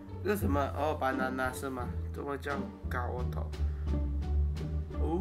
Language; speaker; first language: Chinese; early bilingual, heritage; Chinese